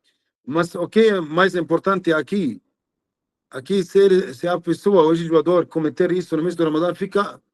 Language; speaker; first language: Portuguese; non-native, fluent; Arabic